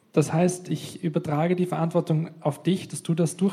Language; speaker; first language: German; native; German